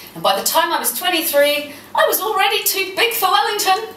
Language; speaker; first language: English; native; English